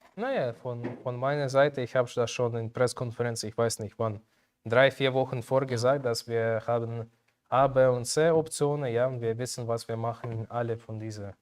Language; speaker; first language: German; non-native, learner; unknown